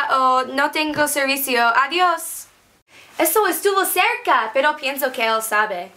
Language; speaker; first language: Spanish; non-native, learner; English